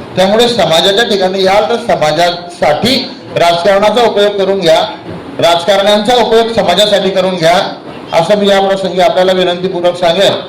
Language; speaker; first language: Marathi; non-native, local second language; Haryanvi